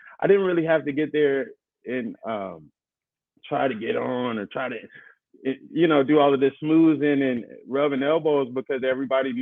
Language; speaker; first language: English; native; English